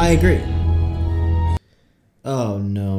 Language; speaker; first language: English; native; English